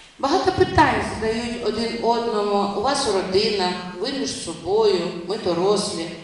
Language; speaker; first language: Ukrainian; non-native, local second language; Russian